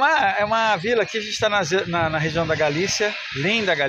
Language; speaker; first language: Portuguese; native; Portuguese